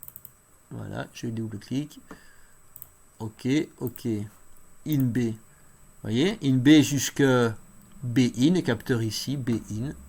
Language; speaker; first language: French; native; French